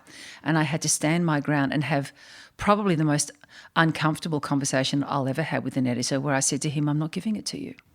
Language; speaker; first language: English; native; English